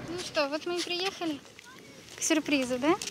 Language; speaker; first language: Russian; native; Russian